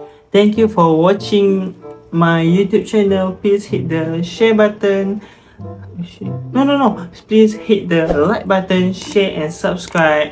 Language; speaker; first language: English; non-native, local second language; Malay